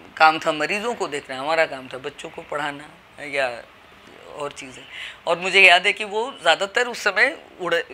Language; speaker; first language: Hindi; native; Hindi